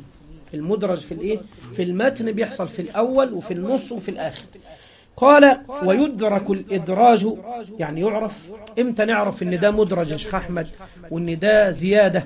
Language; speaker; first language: Arabic; native; Arabic